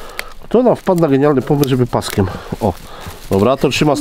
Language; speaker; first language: Polish; native; Polish